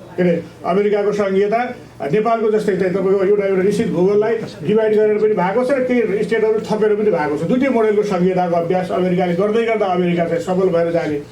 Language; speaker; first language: Nepali; native; Nepali